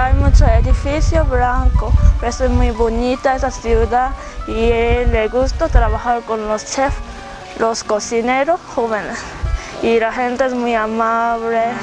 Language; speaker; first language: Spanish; non-native, fluent; Korean